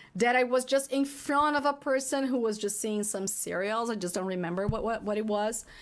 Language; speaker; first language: English; non-native, fluent; Portuguese